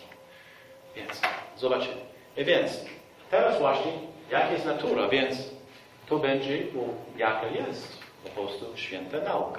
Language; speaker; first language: Polish; non-native, fluent; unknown